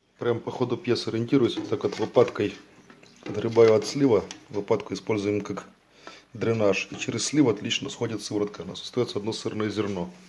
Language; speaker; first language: Russian; native; Russian